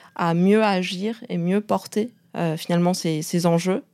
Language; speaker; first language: French; non-native, fluent; Chinese